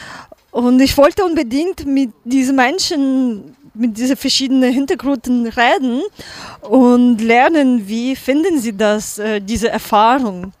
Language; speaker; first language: German; non-native, learner; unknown